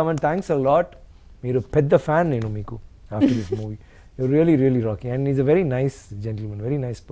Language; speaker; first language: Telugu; non-native, local second language; Tamil